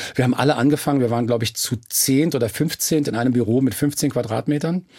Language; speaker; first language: German; native; German